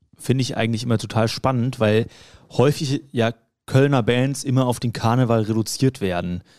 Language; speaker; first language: German; native; German